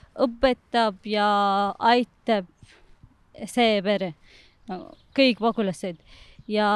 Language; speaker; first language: Estonian; non-native, learner; Arabic